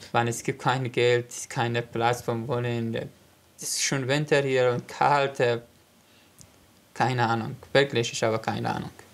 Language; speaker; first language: German; non-native, learner; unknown